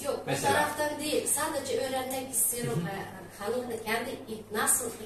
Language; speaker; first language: Turkish; non-native, learner; Turkmen